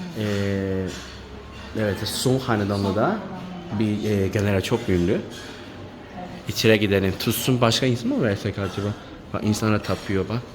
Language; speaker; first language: Turkish; non-native, learner; Chinese